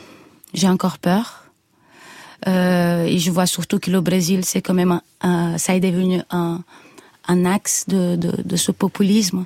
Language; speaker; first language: French; non-native, fluent; Portuguese